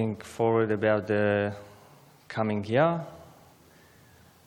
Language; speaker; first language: English; non-native, learner; Armenian